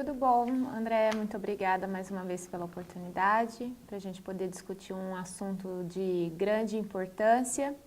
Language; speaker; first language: Portuguese; native; Portuguese